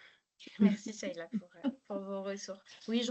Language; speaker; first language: French; native; French